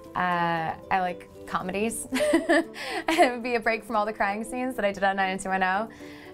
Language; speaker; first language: English; native; English